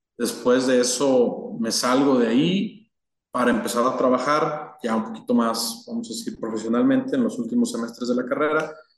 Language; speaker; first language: Spanish; native; Spanish